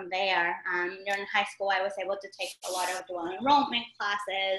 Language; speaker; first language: English; non-native, fluent; Spanish